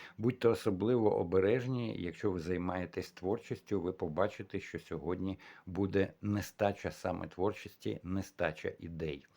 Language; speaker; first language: Ukrainian; non-native, local second language; Russian